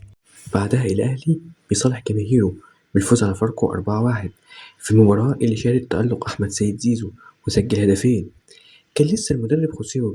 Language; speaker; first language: Arabic; native; Arabic